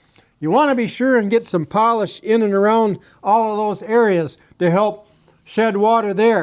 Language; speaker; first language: English; native; English